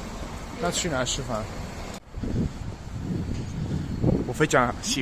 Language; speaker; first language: Chinese; non-native, fluent; Italian